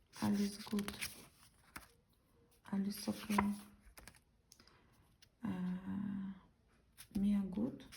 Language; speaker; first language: German; non-native, learner; Ukrainian